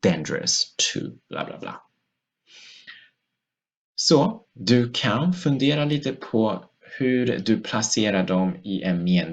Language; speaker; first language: Swedish; non-native, fluent; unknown